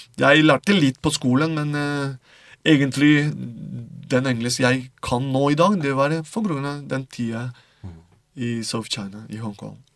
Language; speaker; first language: Norwegian; non-native, fluent; Spanish